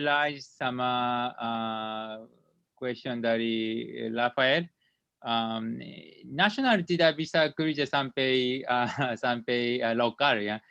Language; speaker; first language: Indonesian; non-native, learner; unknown